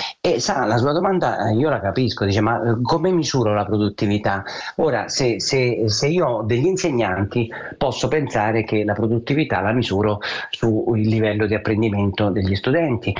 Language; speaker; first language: Italian; native; Italian